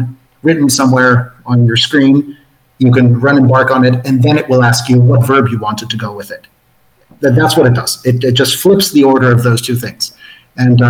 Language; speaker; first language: English; non-native, fluent; Spanish